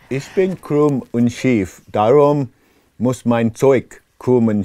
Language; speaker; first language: German; non-native, learner; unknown